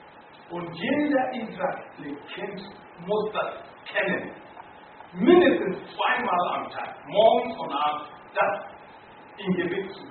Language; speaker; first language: German; non-native, learner; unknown